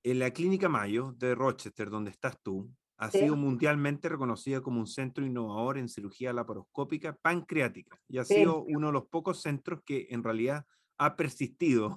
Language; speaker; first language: Spanish; native; Spanish